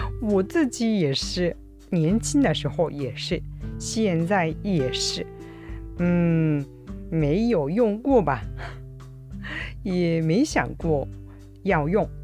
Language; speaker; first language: Chinese; non-native, fluent; Japanese